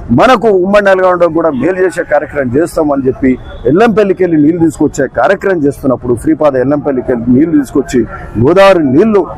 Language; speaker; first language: Telugu; native; Telugu